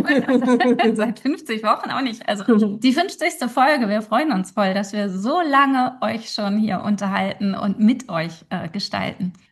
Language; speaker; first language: German; native; German